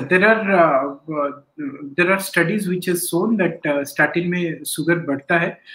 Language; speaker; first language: English; non-native, local second language; Odia